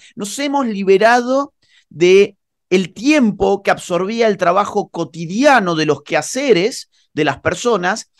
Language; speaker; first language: Spanish; native; Spanish